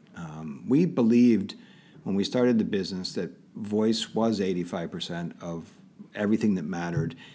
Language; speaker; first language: English; native; English